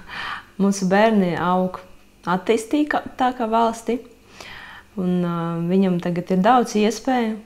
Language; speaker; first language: Latvian; non-native, local second language; Russian